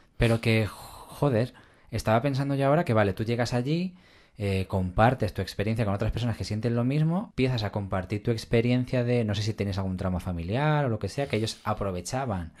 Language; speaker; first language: Spanish; native; Spanish